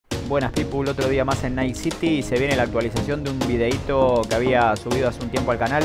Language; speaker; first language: Spanish; native; Spanish